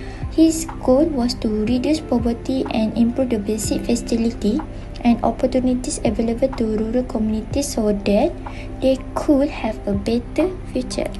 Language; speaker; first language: English; non-native, local second language; Malay